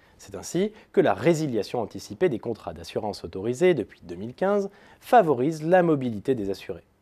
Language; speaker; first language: French; native; French